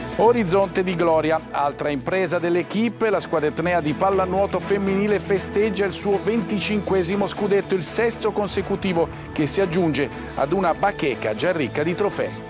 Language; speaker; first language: Italian; native; Italian